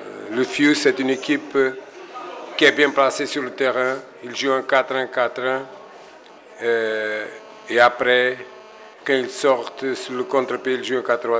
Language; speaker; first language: French; non-native, fluent; Portuguese